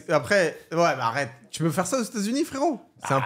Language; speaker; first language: French; native; French